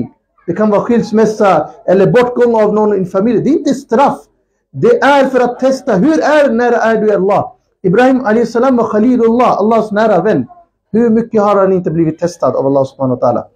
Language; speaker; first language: Swedish; non-native, local second language; Urdu